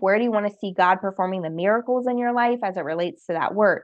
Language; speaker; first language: English; native; English